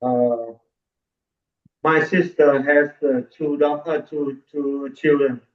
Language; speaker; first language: English; non-native, learner; Vietnamese